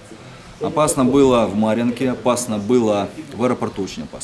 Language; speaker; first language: Russian; native; Russian